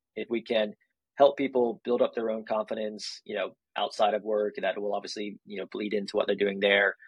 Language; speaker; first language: English; native; English